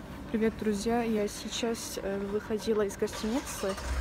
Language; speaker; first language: Russian; non-native, learner; Turkish